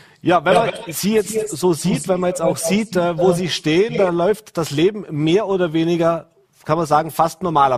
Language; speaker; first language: German; native; German